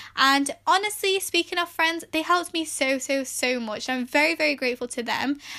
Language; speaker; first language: English; native; English